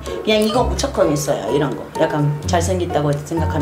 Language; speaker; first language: Korean; non-native, fluent; Spanish